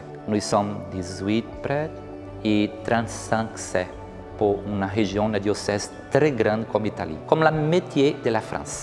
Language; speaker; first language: French; non-native, learner; Portuguese